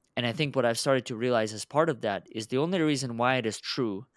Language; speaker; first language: English; early bilingual, other home language; Russian